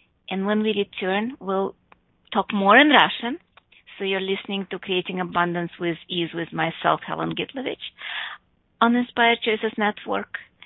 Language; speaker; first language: English; non-native, fluent; Russian